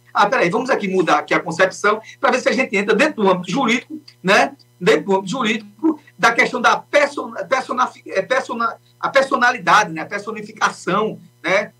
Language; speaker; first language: Portuguese; native; Portuguese